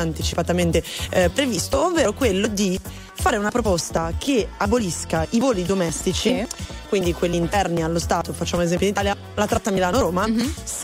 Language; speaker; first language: Italian; native; Italian